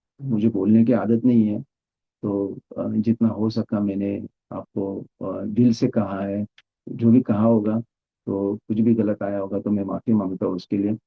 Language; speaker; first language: Hindi; non-native, local second language; Marathi